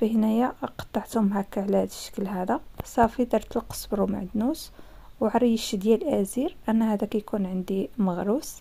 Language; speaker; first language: Arabic; native; Arabic